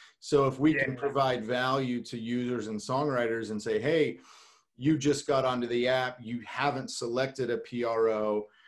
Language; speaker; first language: English; native; English